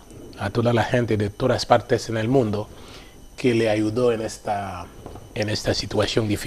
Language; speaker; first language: Spanish; non-native, fluent; Haitian Creole